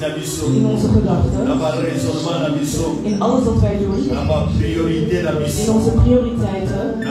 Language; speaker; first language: Dutch; non-native, fluent; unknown